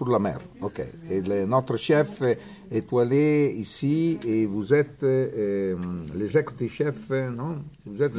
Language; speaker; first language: French; non-native, learner; Italian